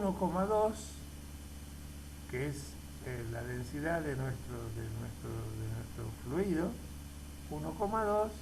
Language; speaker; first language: Spanish; native; Spanish